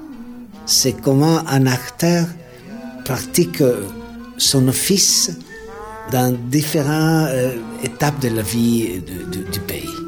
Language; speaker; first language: French; non-native, fluent; Spanish